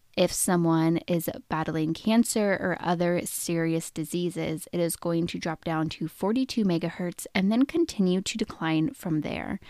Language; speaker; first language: English; native; English